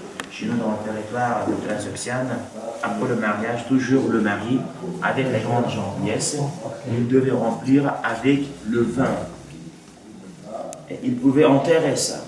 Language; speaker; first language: French; non-native, fluent; Uzbek